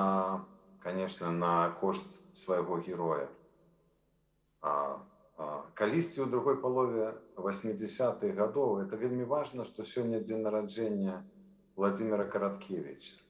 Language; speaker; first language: Belarusian; non-native, local second language; Russian